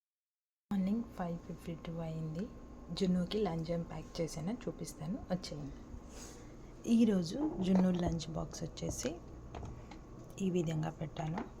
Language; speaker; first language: Telugu; native; Telugu